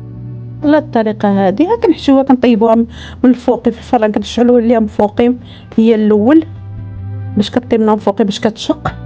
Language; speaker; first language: Arabic; native; Arabic